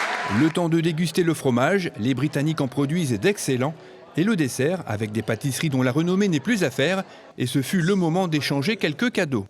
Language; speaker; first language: French; native; French